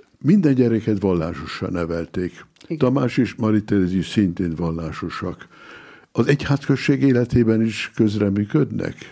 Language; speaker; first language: Hungarian; native; Hungarian